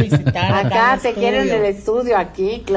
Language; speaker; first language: Spanish; native; Spanish